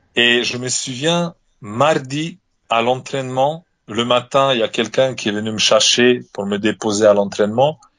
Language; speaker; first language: French; non-native, fluent; Serbian